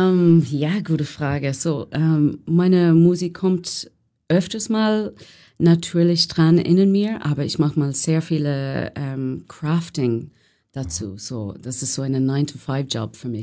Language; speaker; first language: German; non-native, learner; English